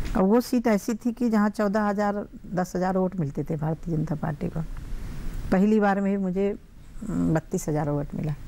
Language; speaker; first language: Hindi; native; Hindi